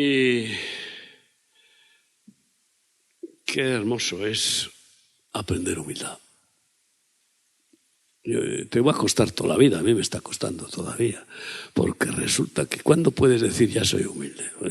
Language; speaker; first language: Spanish; native; Spanish